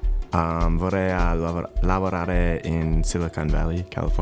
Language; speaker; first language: Italian; non-native, learner; English